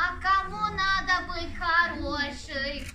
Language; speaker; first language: Russian; non-native, learner; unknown